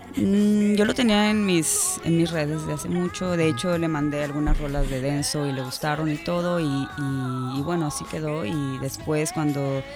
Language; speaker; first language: Spanish; native; Spanish